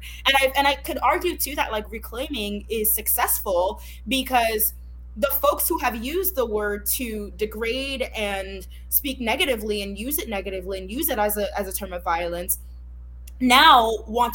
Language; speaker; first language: English; non-native, fluent; Haitian Creole